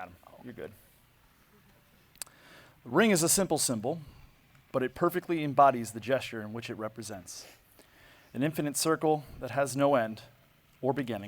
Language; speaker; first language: English; native; English